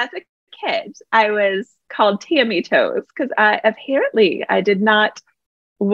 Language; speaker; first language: English; native; English